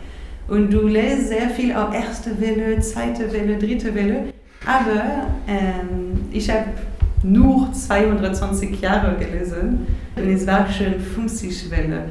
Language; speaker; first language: German; non-native, learner; French